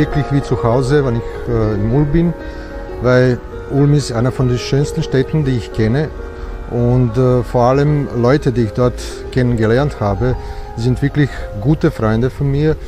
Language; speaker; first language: German; non-native, fluent; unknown